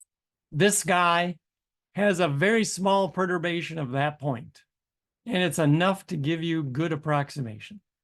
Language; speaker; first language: English; native; English